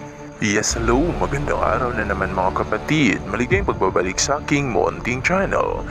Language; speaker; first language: Filipino; native; Filipino